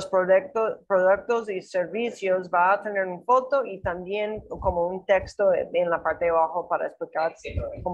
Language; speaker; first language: Spanish; non-native, learner; English